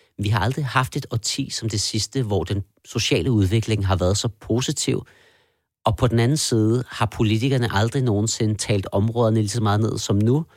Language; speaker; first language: Danish; early bilingual, other home language; Persian